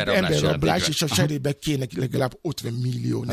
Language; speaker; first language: Hungarian; non-native, fluent; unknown